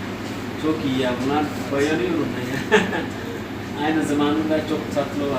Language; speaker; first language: Turkish; non-native, learner; Somali